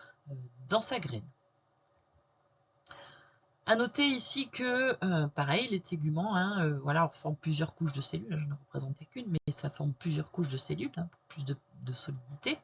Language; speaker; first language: French; native; French